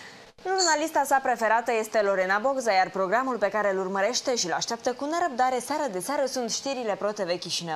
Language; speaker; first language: Romanian; native; Romanian